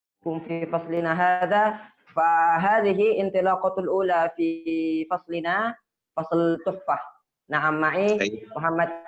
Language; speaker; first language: Arabic; non-native, fluent; Indonesian